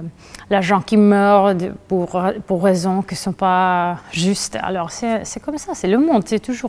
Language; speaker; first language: French; non-native, fluent; Spanish